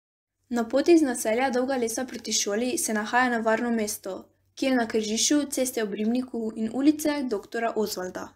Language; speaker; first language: Slovenian; native; Slovenian